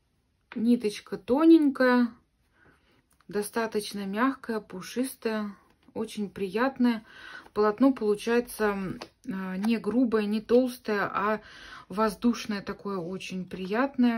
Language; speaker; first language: Russian; native; Russian